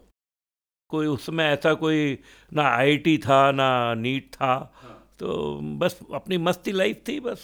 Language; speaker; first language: English; non-native, local second language; Hindi